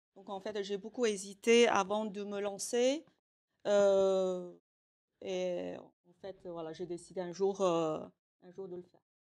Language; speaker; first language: French; non-native, fluent; Chinese